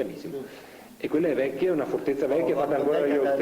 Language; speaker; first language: Italian; native; Italian